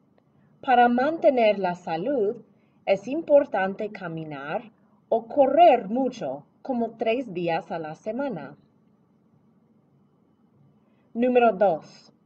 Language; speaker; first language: Spanish; non-native, fluent; English